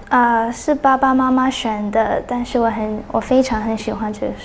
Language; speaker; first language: Chinese; early bilingual, heritage; Chinese